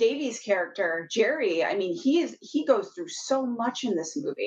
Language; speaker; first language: English; native; English